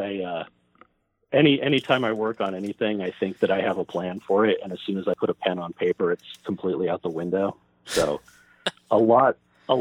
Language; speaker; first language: English; native; English